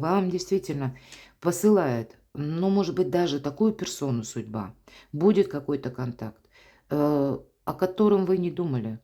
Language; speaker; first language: Russian; native; Russian